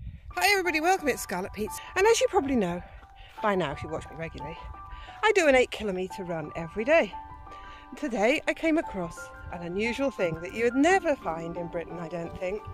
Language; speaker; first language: English; native; English